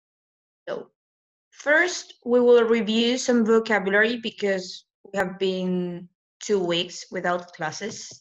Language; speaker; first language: English; non-native, fluent; Spanish